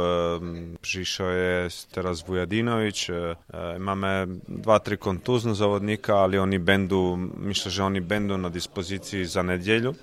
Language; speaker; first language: Polish; non-native, learner; Croatian